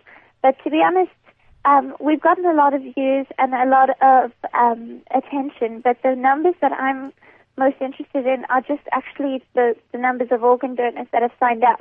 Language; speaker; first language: English; native; English